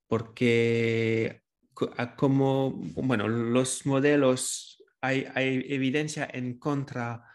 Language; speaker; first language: Spanish; non-native, fluent; French